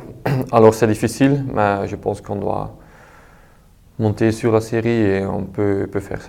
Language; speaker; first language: French; non-native, local second language; Dutch